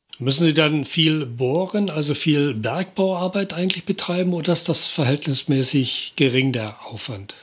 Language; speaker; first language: German; native; German